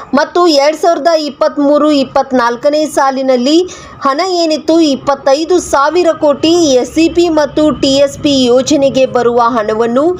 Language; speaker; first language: Kannada; native; Kannada